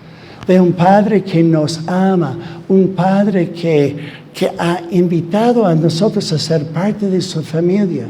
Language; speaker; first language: Spanish; non-native, fluent; English